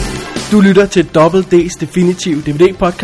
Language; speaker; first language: Danish; native; Danish